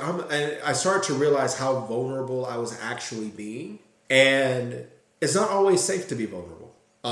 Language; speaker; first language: English; native; English